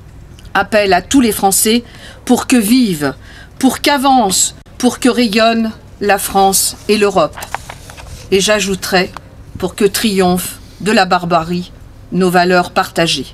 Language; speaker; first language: French; native; French